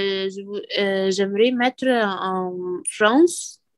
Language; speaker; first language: French; non-native, learner; Arabic